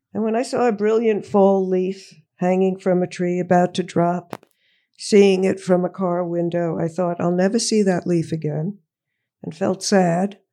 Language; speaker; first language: English; native; English